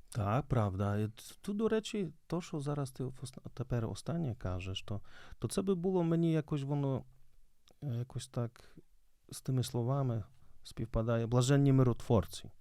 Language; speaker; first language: Ukrainian; native; Ukrainian